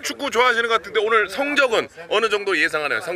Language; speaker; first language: Korean; native; Korean